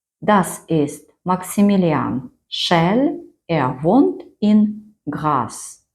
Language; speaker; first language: German; non-native, fluent; Ukrainian